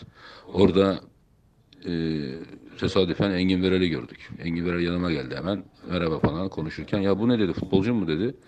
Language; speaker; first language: Turkish; native; Turkish